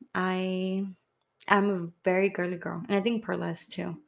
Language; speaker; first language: English; early bilingual, other home language; Spanish